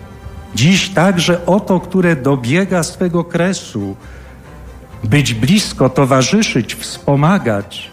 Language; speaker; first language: Polish; native; Polish